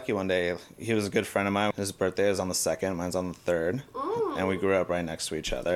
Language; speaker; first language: English; native; English